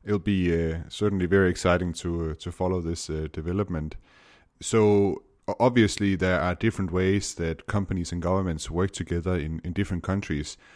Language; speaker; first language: English; non-native, fluent; Danish